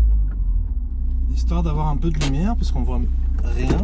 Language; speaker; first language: French; native; French